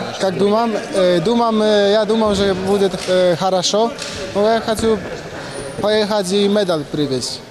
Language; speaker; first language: Russian; non-native, learner; Polish